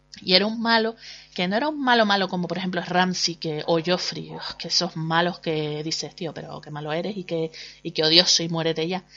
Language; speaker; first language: Spanish; native; Spanish